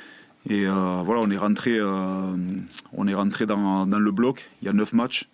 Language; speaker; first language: French; native; French